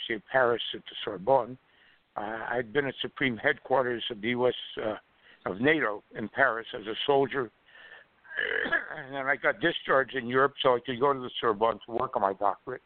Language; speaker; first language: English; native; English